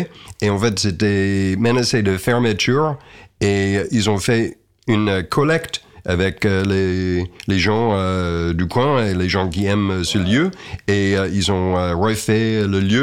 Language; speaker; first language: French; non-native, fluent; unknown